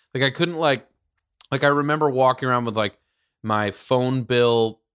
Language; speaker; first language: English; native; English